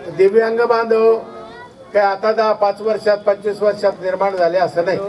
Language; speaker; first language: Marathi; native; Marathi